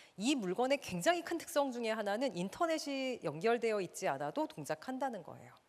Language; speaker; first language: Korean; native; Korean